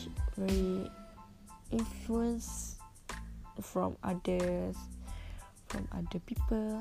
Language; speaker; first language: English; non-native, local second language; Malay